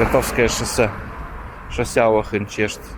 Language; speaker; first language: Russian; native; Russian